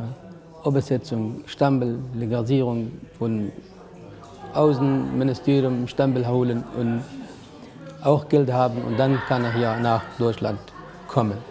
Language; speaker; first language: German; non-native, learner; Arabic